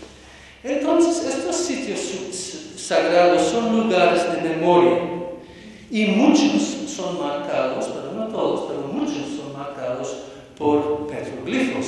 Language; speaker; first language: Spanish; non-native, fluent; English